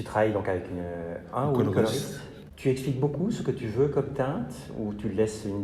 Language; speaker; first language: French; native; French